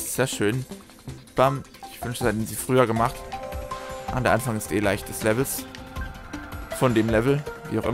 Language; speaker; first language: German; native; German